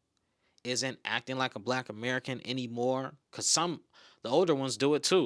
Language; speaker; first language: English; native; English